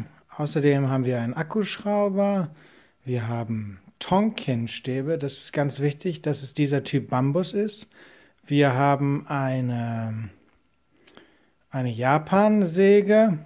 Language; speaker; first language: German; native; German